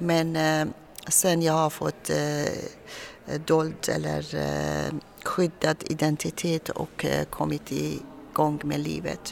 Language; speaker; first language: Swedish; non-native, fluent; Persian